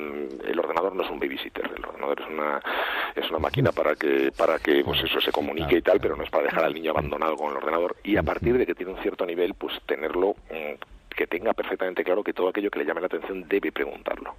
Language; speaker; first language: Spanish; native; Spanish